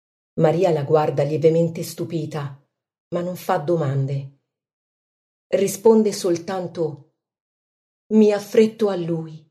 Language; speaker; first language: Italian; native; Italian